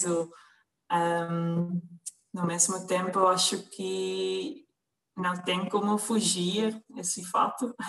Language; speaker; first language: Portuguese; non-native, fluent; Dutch